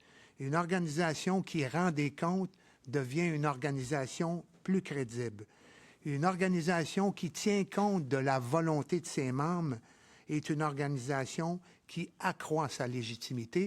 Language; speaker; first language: French; native; French